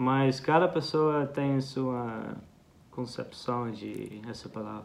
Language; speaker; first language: Portuguese; non-native, fluent; Dutch